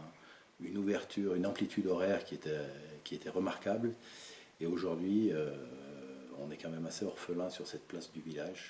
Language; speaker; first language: French; native; French